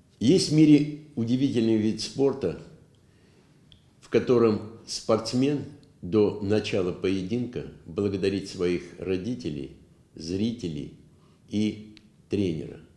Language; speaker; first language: Russian; native; Russian